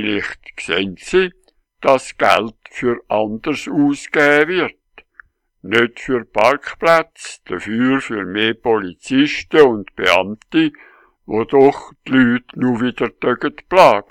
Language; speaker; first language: German; native; German